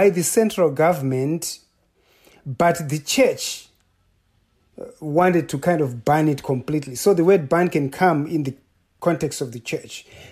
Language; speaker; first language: English; non-native, local second language; Shona